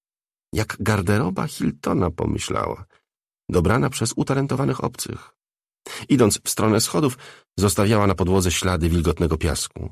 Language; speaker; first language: Polish; native; Polish